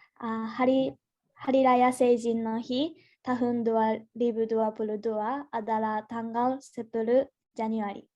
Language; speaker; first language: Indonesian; non-native, learner; Japanese